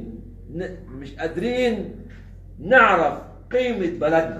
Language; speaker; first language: Arabic; native; Arabic